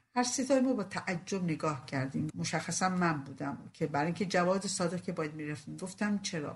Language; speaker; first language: Persian; non-native, local second language; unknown